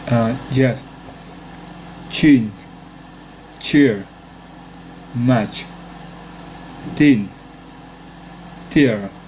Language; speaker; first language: English; non-native, learner; Vietnamese